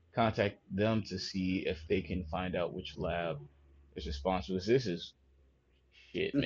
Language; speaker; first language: English; native; English